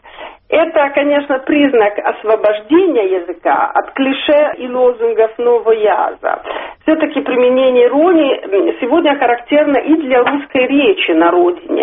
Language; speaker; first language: Russian; non-native, fluent; Italian